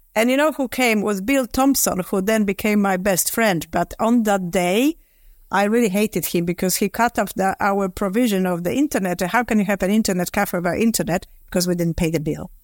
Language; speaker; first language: English; non-native, fluent; Polish